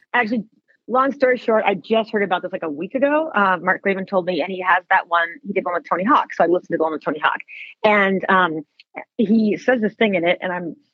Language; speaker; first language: English; native; English